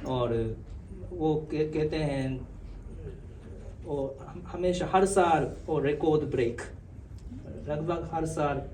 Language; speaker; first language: Hindi; non-native, fluent; Japanese